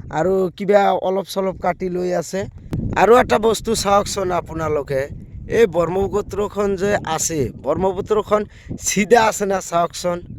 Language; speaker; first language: Assamese; non-native, local second language; Bangla